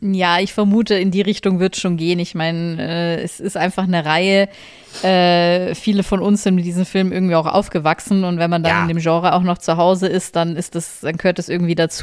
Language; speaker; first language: German; native; German